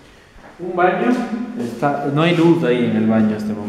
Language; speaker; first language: Spanish; native; Spanish